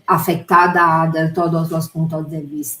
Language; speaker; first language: Spanish; non-native, fluent; Romanian